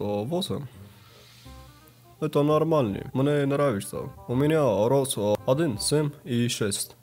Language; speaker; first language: Russian; non-native, learner; Tajik